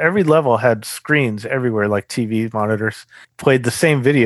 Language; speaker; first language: English; native; English